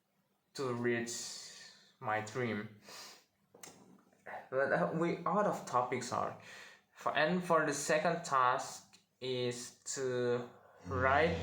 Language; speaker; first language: English; non-native, learner; Indonesian